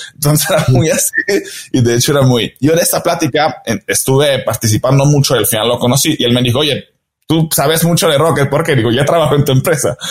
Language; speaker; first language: Spanish; non-native, fluent; Italian